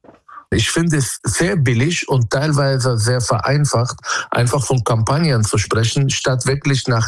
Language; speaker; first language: German; non-native, fluent; Arabic